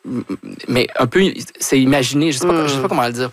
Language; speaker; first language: French; native; French